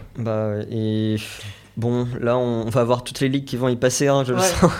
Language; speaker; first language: French; native; French